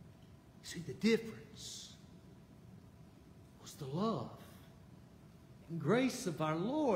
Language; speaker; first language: English; native; English